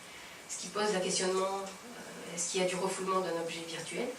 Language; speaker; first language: French; native; French